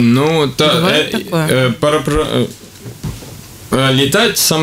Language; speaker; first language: Russian; non-native, local second language; Latvian